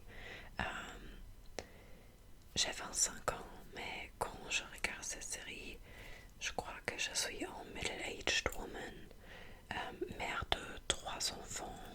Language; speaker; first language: French; non-native, fluent; German